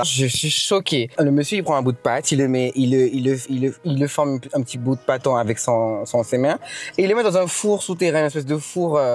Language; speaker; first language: French; native; French